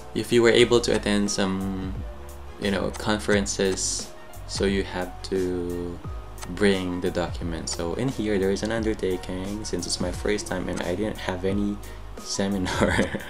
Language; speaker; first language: English; non-native, local second language; Pampanga